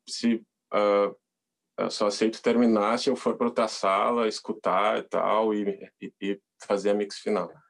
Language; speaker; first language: Portuguese; native; Portuguese